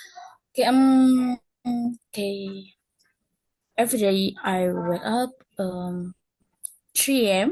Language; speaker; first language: English; non-native, learner; Indonesian